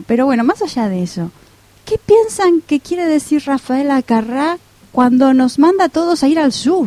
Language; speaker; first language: Spanish; native; Spanish